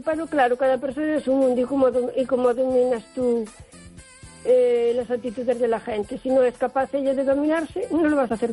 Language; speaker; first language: Spanish; native; Spanish